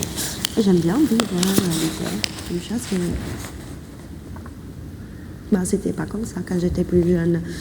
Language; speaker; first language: French; non-native, fluent; Italian